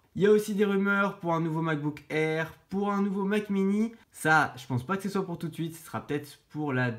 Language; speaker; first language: French; native; French